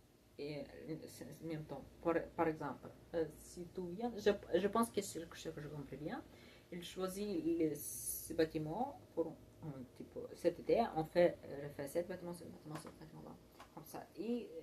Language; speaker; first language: French; non-native, learner; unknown